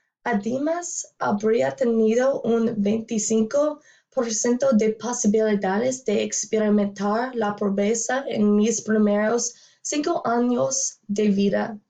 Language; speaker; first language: Spanish; non-native, learner; English